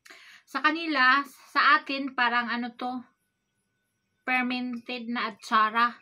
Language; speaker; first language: Filipino; non-native, local second language; Cebuano